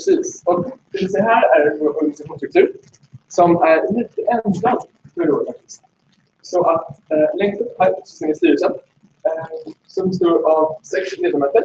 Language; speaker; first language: Swedish; native; Swedish